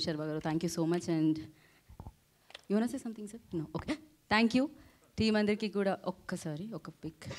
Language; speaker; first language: Telugu; native; Telugu